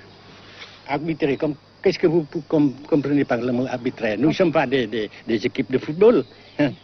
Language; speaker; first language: French; non-native, local second language; Vietnamese